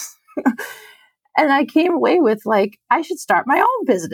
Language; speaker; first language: English; native; English